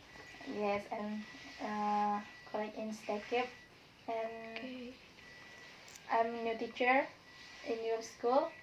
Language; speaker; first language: English; non-native, learner; Indonesian